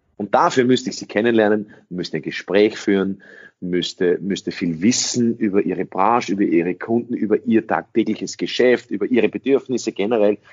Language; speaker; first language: German; early bilingual, other home language; English